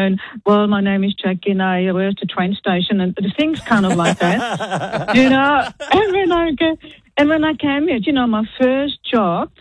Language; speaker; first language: English; non-native, fluent; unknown